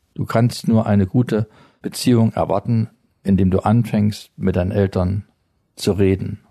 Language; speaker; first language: German; native; German